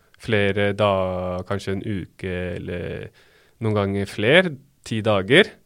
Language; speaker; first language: Norwegian; early bilingual, other home language; Baluchi